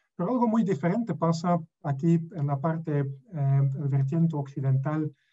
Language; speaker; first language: Spanish; non-native, fluent; Dutch